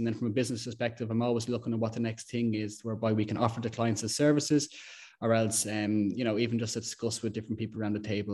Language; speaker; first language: English; native; English